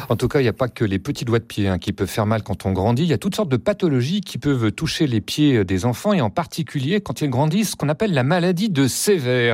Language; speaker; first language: French; native; French